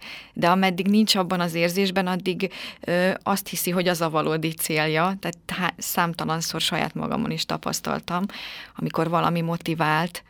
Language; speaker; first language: Hungarian; native; Hungarian